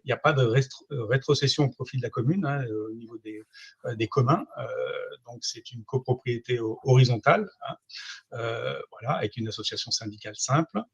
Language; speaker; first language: French; native; French